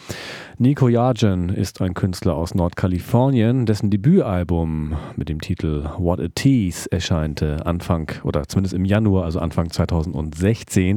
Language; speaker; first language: German; native; German